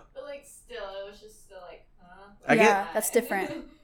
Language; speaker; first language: English; early bilingual, other home language; Tigrinya